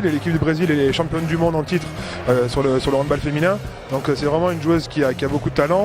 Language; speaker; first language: French; native; French